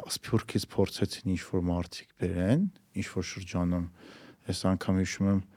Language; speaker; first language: Armenian; native; Armenian